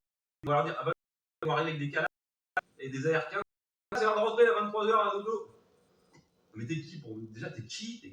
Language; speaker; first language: French; native; French